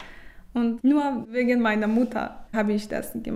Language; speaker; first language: German; non-native, learner; Persian